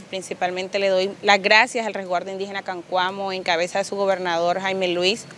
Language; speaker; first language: Spanish; native; Spanish